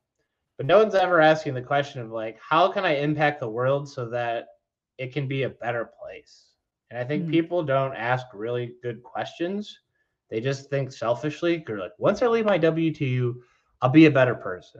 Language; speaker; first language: English; native; English